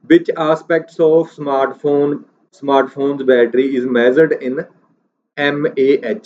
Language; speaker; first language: English; non-native, local second language; Punjabi